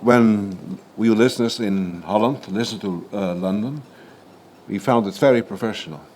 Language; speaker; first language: English; non-native, fluent; Dutch